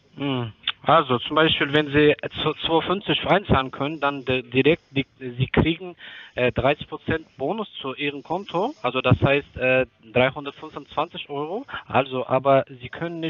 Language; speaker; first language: German; non-native, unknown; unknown